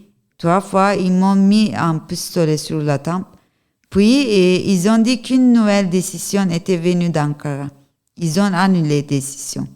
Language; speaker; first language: French; non-native, learner; Turkish